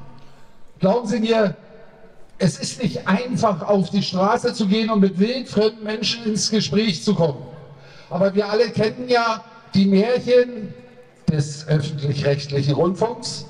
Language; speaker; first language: German; native; German